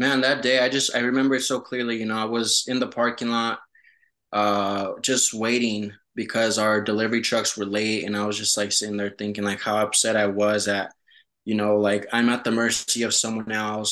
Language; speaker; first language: English; early bilingual, other home language; Spanish